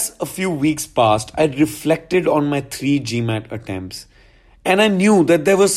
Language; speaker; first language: English; non-native, local second language; Hindi